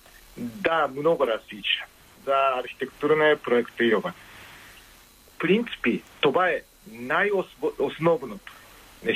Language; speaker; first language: Bulgarian; non-native, learner; Japanese